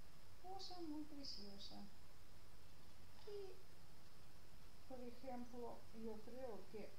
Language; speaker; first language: Spanish; non-native, learner; Russian